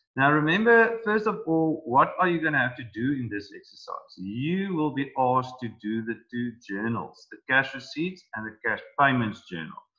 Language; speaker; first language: English; non-native, local second language; Afrikaans